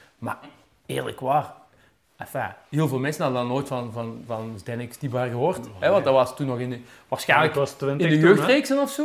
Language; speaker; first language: Dutch; native; Dutch